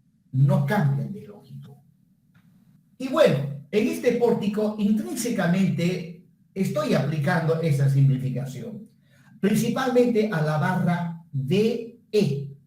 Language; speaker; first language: Spanish; native; Spanish